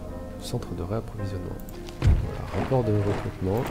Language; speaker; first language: French; native; French